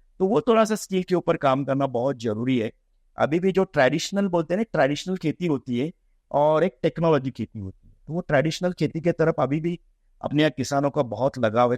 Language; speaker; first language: Hindi; non-native, local second language; Marathi